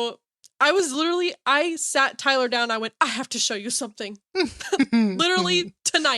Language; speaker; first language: English; native; English